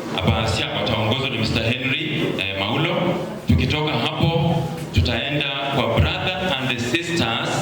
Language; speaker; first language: Swahili; native; Swahili